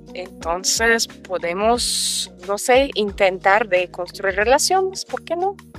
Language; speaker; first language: Spanish; non-native, fluent; Russian